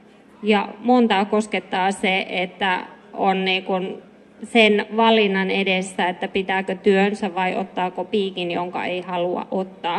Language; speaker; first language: Finnish; native; Finnish